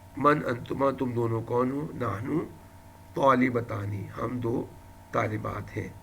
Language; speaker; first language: Urdu; native; Urdu